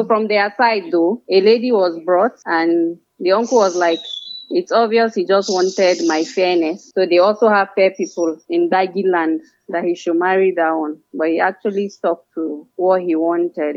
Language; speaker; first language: English; non-native, local second language; Hausa